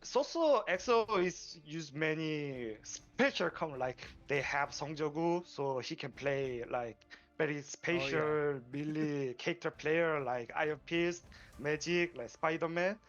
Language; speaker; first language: English; non-native, learner; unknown